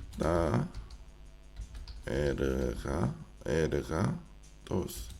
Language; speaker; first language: Greek; non-native, learner; Korean